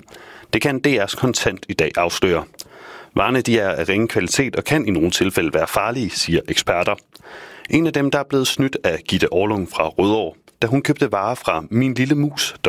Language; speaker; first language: Danish; native; Danish